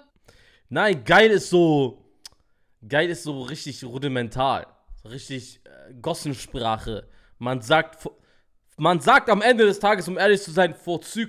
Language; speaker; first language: German; native; German